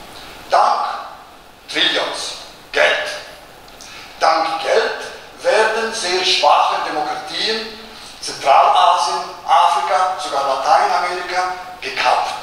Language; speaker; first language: German; non-native, local second language; Italian